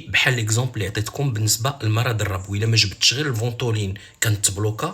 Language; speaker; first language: Arabic; native; Arabic